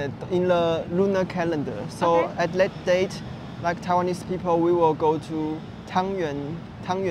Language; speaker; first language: English; non-native, learner; Chinese